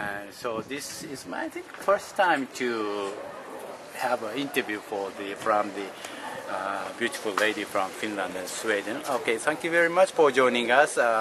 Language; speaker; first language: English; non-native, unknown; Japanese